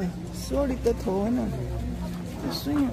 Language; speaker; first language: English; non-native, learner; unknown